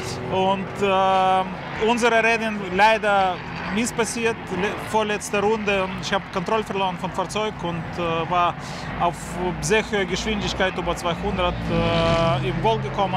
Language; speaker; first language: German; non-native, learner; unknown